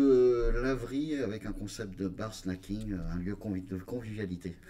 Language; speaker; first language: French; native; French